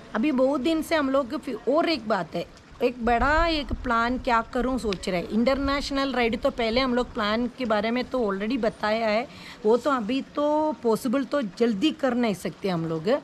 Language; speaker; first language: Hindi; non-native, local second language; Malayalam